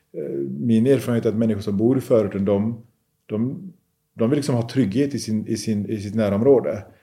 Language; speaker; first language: Swedish; early bilingual, other home language; Persian